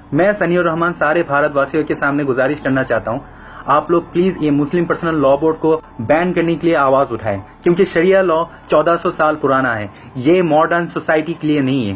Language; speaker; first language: Hindi; non-native, fluent; Bangla